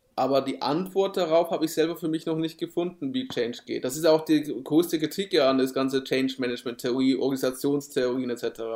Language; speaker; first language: German; native; German